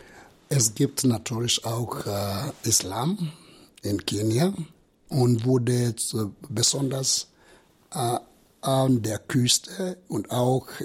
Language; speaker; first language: German; non-native, fluent; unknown